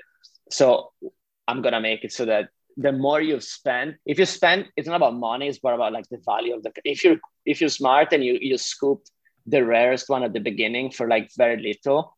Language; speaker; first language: English; non-native, fluent; Italian